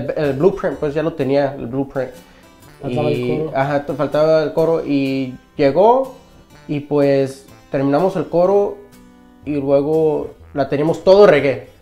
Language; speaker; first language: Spanish; early bilingual, heritage; Spanish